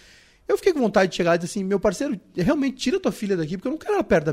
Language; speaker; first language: Portuguese; native; Portuguese